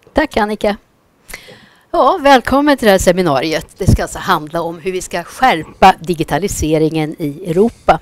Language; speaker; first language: Swedish; native; Swedish